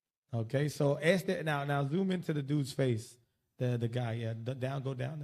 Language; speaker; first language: English; early bilingual, other home language; Spanish